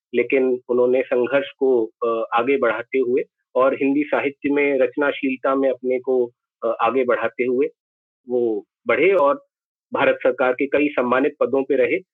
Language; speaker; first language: Hindi; native; Hindi